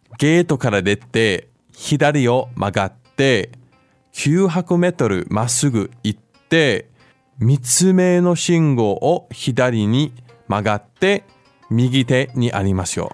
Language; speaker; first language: Japanese; non-native, fluent; English